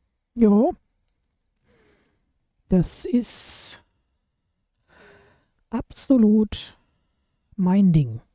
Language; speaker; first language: German; native; German